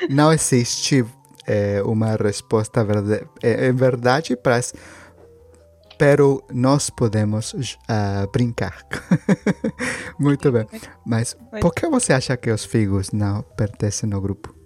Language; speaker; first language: Portuguese; non-native, learner; Spanish